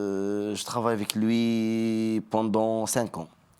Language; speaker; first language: French; non-native, learner; Arabic